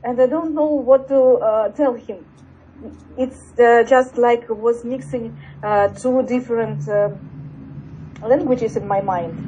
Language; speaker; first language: English; non-native, learner; Russian